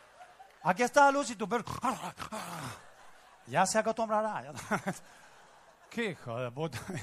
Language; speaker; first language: Spanish; native; Spanish